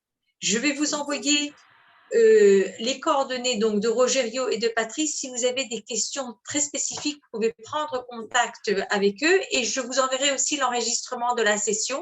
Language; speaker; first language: French; native; French